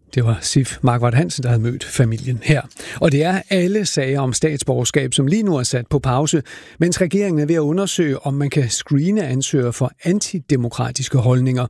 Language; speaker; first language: Danish; native; Danish